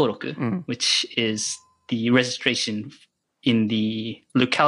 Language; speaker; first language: English; non-native, local second language; Japanese